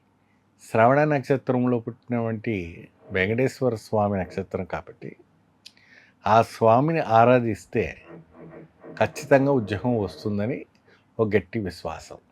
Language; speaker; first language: Telugu; non-native, fluent; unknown